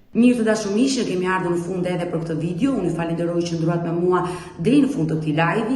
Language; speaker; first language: Albanian; native; Albanian